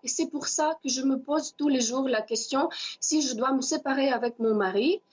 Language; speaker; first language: French; non-native, fluent; Ukrainian